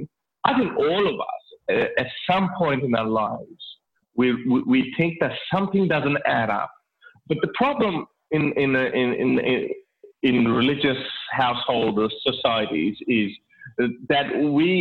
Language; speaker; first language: English; non-native, local second language; Urdu